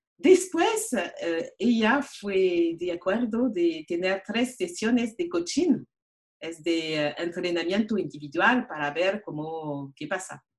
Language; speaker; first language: Spanish; non-native, learner; French